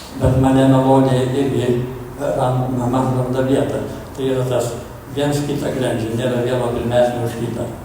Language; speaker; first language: Lithuanian; early bilingual, heritage; Lithuanian